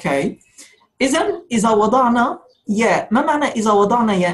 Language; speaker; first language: Arabic; native; Arabic